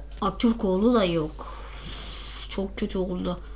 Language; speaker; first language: Turkish; non-native, learner; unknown